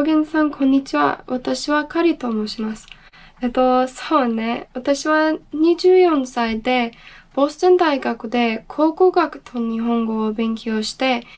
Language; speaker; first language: Japanese; non-native, learner; English